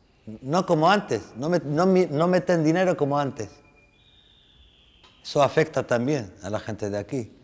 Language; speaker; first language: Spanish; non-native, fluent; Arabic